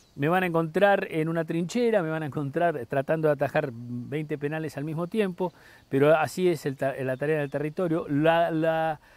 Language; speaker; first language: Spanish; native; Spanish